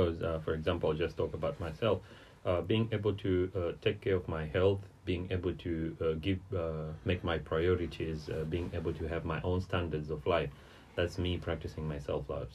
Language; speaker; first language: English; non-native, local second language; Swahili